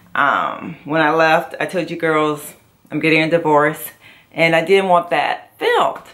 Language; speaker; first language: English; native; English